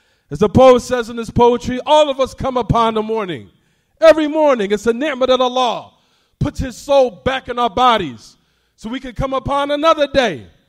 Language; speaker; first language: English; native; English